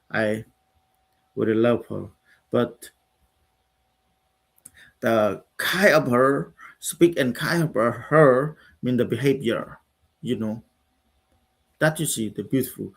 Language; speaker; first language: English; non-native, learner; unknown